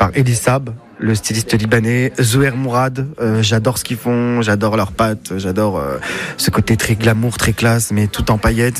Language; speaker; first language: French; early bilingual, other home language; Arabic